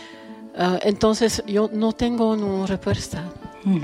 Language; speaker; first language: Spanish; non-native, fluent; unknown